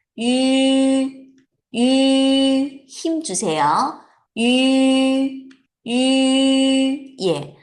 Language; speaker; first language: Korean; non-native, fluent; Chinese